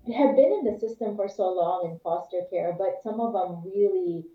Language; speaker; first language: English; non-native, local second language; Filipino